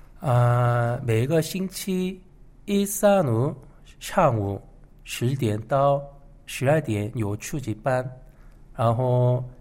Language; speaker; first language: Chinese; non-native, fluent; Korean